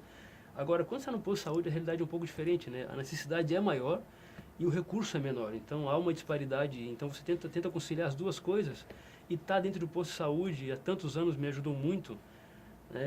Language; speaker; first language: Portuguese; native; Portuguese